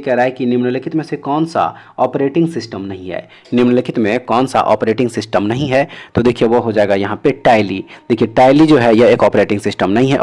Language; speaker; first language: Hindi; native; Hindi